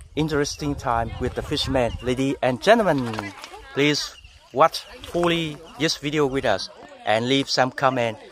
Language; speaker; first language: English; non-native, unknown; Vietnamese